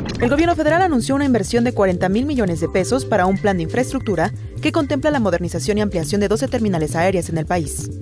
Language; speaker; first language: Spanish; native; Spanish